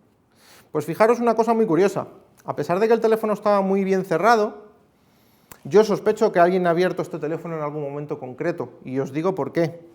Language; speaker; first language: Spanish; native; Spanish